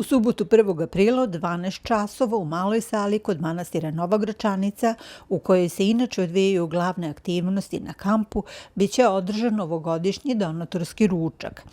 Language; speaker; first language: Bosnian; native; Bosnian